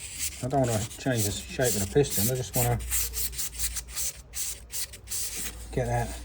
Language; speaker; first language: English; native; English